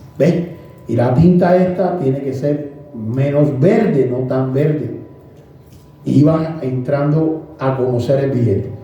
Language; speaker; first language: Spanish; native; Spanish